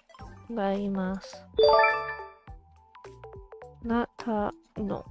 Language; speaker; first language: Japanese; non-native, learner; English